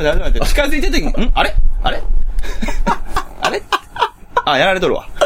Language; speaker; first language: Japanese; native; Japanese